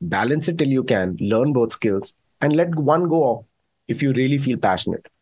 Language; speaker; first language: Malayalam; early bilingual, heritage; Malayalam